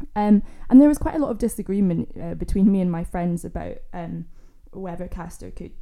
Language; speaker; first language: English; native; English